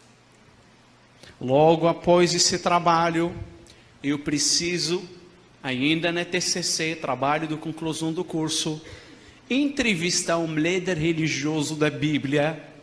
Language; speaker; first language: Portuguese; non-native, fluent; Arabic